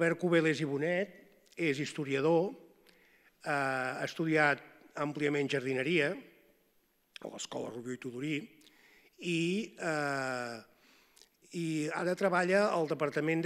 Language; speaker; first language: Catalan; native; Catalan